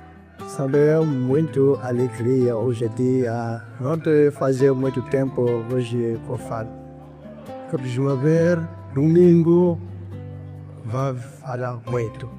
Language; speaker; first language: Portuguese; non-native, learner; Lingala